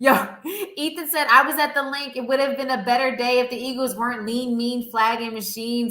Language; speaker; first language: English; native; English